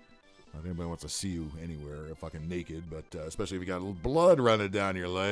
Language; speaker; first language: English; native; English